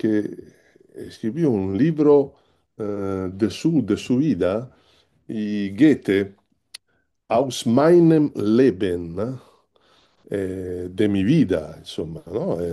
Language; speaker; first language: Spanish; non-native, learner; Italian